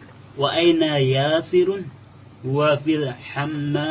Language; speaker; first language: Arabic; non-native, learner; Indonesian